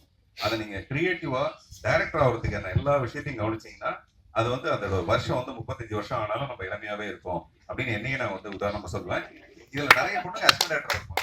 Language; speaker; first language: Tamil; native; Tamil